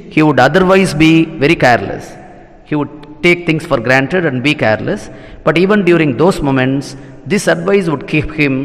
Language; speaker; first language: English; non-native, local second language; Tamil